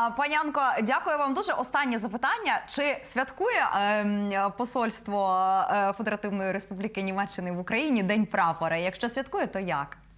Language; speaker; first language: Ukrainian; native; Ukrainian